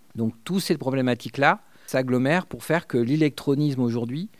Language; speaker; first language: French; non-native, fluent; Spanish